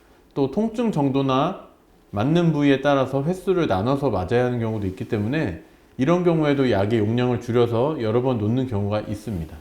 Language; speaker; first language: Korean; native; Korean